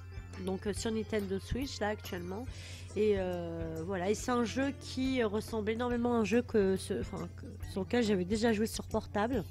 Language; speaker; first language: French; native; French